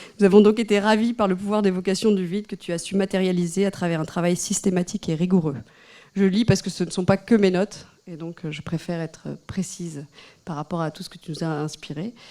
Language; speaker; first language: French; native; French